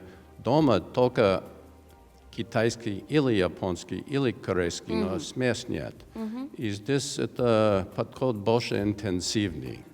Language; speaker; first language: Russian; non-native, learner; English